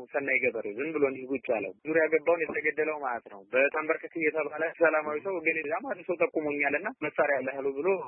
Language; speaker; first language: Amharic; native; Amharic